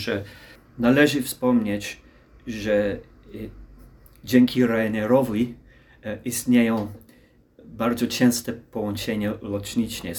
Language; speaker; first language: Polish; non-native, learner; English